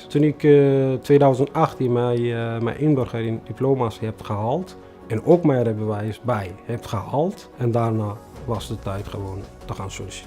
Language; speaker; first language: Dutch; non-native, fluent; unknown